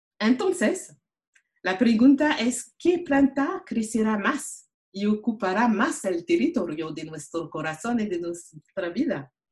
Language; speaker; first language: Spanish; non-native, learner; French